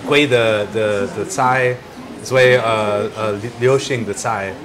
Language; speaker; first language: Chinese; non-native, learner; English